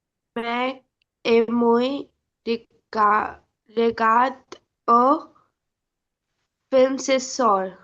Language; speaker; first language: French; non-native, learner; Hindi